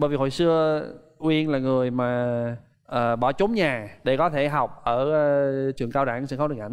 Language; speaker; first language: Vietnamese; non-native, fluent; English